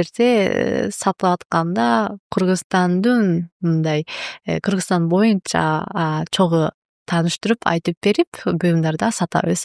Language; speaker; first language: Kyrgyz; non-native, learner; Japanese